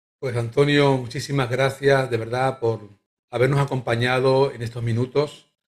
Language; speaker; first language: Spanish; native; Spanish